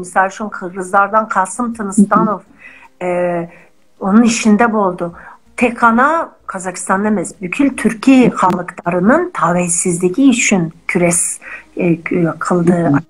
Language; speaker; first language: Kazakh; non-native, fluent; Turkish